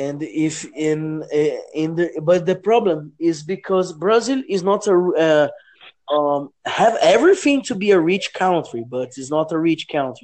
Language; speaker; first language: English; non-native, learner; Portuguese